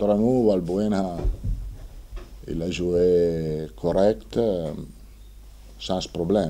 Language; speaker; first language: French; non-native, fluent; Italian